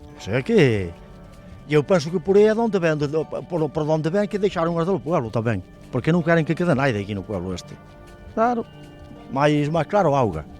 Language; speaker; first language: Galician; native; Galician